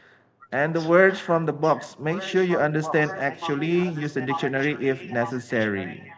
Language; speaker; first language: English; non-native, fluent; Indonesian